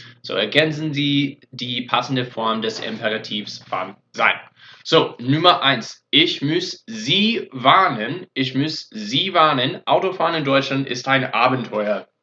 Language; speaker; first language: German; non-native, fluent; English